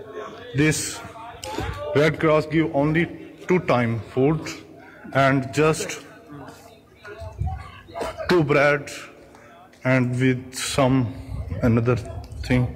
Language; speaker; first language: English; non-native, learner; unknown